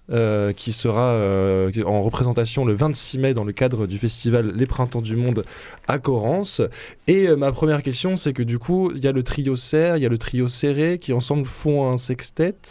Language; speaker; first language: French; native; French